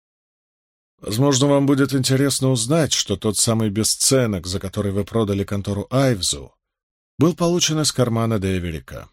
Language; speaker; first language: Russian; native; Russian